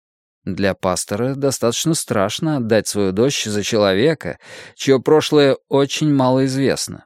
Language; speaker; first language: Russian; native; Russian